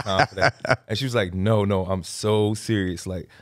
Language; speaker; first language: English; native; English